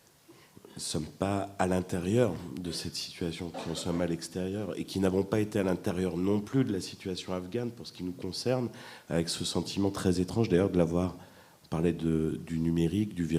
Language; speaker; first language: French; native; French